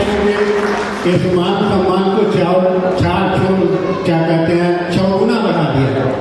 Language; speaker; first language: Hindi; native; Hindi